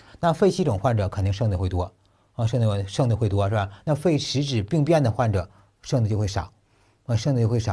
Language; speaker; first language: Chinese; native; Chinese